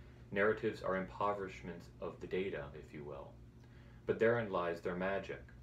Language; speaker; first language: English; native; English